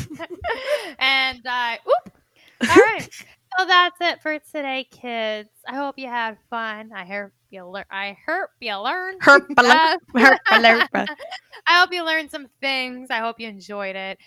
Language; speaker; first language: English; non-native, fluent; Spanish